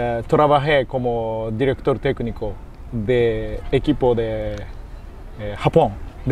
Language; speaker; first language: Spanish; non-native, fluent; Japanese